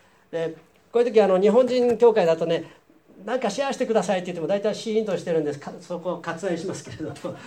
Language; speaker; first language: Japanese; native; Japanese